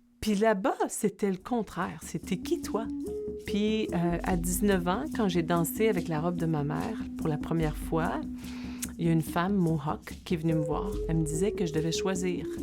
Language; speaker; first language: French; native; French